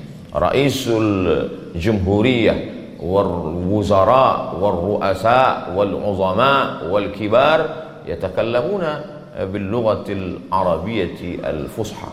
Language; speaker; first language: Arabic; non-native, fluent; Indonesian